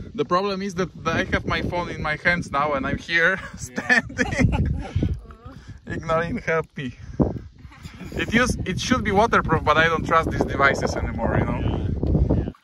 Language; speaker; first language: English; non-native, fluent; Polish